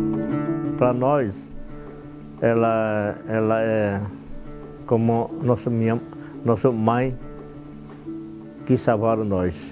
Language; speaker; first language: Portuguese; non-native, local second language; Yanomámi